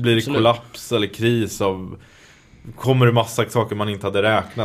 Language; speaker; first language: Swedish; native; Swedish